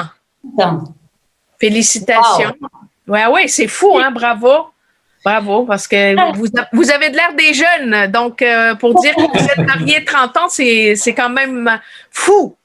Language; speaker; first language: French; native; French